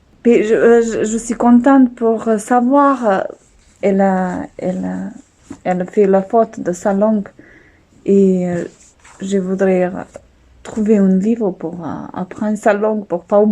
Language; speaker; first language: French; non-native, learner; Bosnian